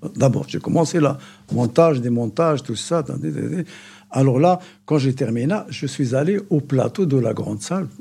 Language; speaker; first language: French; non-native, local second language; Arabic